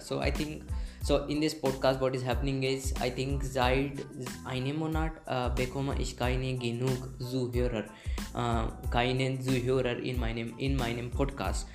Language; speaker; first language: German; non-native, learner; Hindi